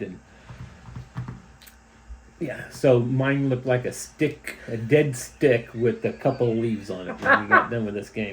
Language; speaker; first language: English; native; English